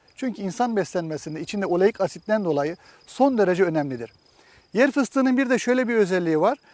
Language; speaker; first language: Turkish; native; Turkish